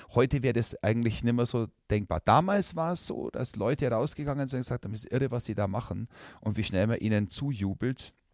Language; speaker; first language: German; native; German